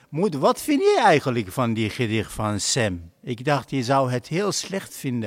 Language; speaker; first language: Dutch; non-native, fluent; Arabic